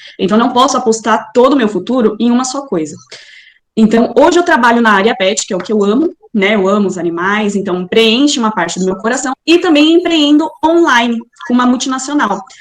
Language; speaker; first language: Portuguese; native; Portuguese